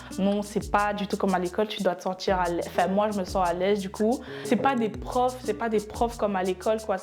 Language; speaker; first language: French; early bilingual, other home language; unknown